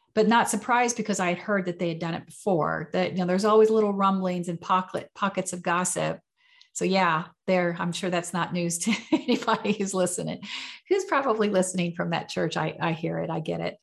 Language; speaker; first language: English; native; English